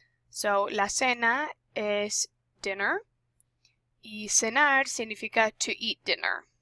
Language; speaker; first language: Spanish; non-native, fluent; English